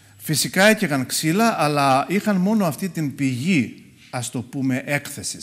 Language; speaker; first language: Greek; native; Greek